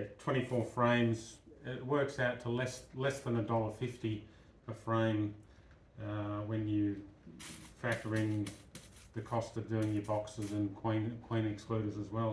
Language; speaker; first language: English; native; English